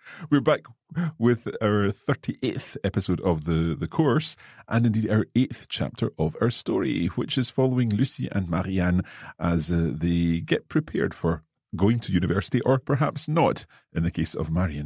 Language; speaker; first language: English; native; English